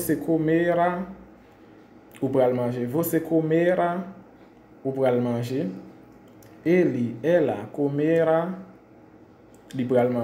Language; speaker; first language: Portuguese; non-native, fluent; Haitian Creole